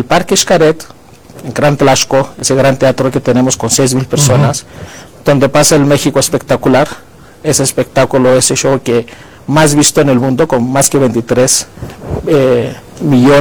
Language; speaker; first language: Spanish; non-native, fluent; Greek